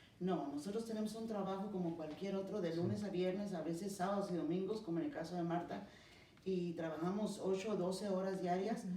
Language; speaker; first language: Spanish; native; Spanish